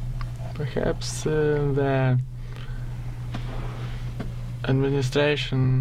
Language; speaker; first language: English; non-native, learner; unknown